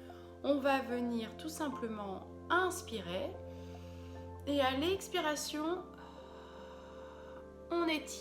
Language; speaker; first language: French; native; French